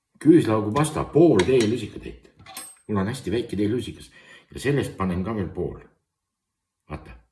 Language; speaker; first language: Estonian; native; Estonian